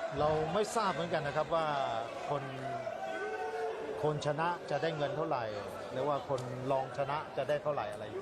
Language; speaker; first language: Thai; native; Thai